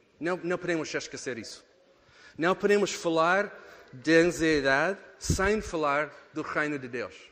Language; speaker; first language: Portuguese; non-native, fluent; English